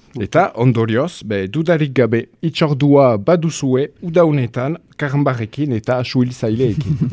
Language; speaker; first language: Basque; non-native, local second language; French